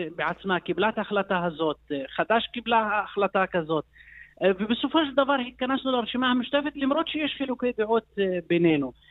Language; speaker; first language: Hebrew; non-native, local second language; Arabic